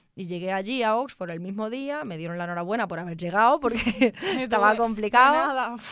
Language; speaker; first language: Spanish; native; Spanish